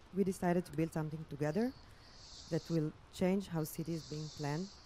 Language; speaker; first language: English; non-native, fluent; Hebrew